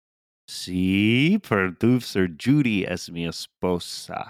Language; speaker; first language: Spanish; non-native, learner; English